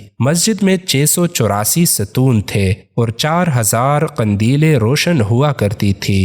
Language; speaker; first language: Urdu; native; Urdu